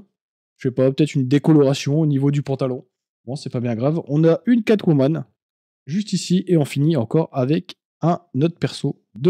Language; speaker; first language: French; native; French